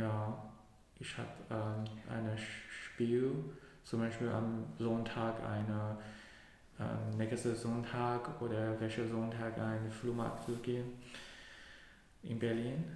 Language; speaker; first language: German; non-native, learner; Cantonese